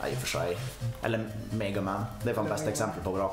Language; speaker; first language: Swedish; native; Swedish